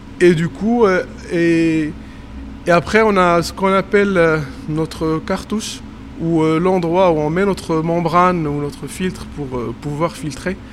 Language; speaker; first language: French; non-native, local second language; Arabic